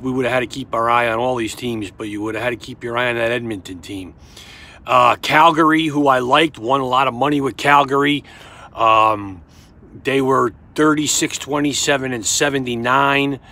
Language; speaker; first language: English; native; English